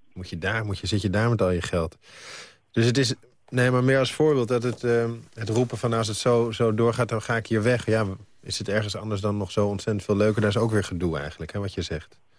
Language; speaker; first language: Dutch; native; Dutch